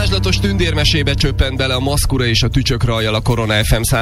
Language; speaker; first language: Hungarian; native; Hungarian